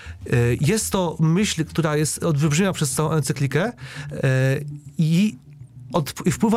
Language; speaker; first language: Polish; native; Polish